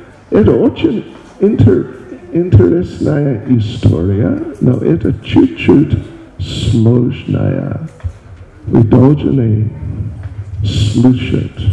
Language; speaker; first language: Russian; non-native, learner; English